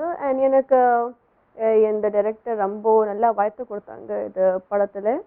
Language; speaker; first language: Tamil; non-native, local second language; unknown